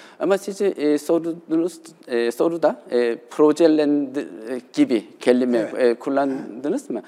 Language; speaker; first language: Turkish; non-native, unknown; Korean